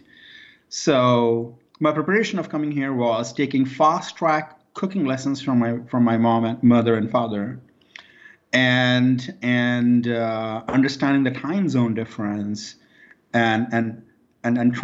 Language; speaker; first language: English; non-native, local second language; Hindi